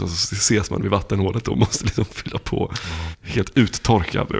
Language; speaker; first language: Swedish; native; Swedish